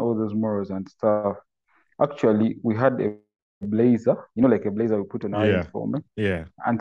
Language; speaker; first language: English; non-native, local second language; Ganda